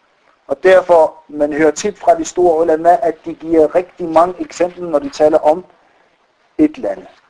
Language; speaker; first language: Danish; non-native, fluent; Arabic